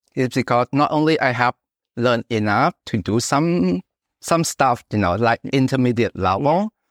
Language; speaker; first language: English; non-native, fluent; Thai